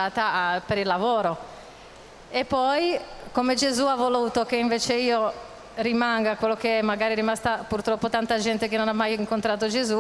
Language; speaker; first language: Italian; non-native, fluent; Czech